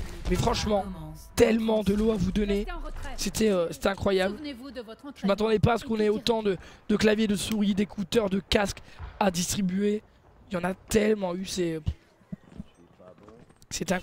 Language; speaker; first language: French; native; French